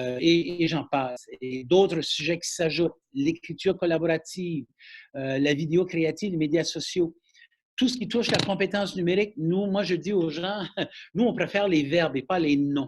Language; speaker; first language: French; native; French